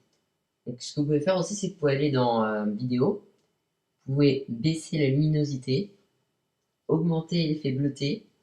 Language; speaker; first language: French; native; French